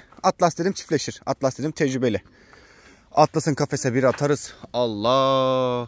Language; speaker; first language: Turkish; native; Turkish